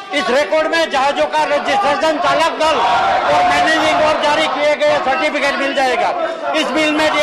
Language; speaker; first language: Hindi; non-native, local second language; Gujarati